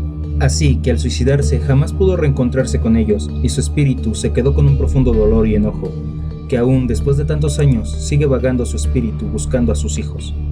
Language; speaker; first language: Spanish; native; Spanish